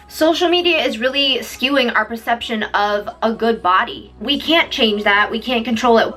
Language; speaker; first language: English; native; English